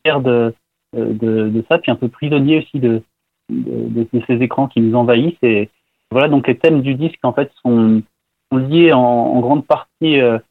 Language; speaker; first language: French; native; French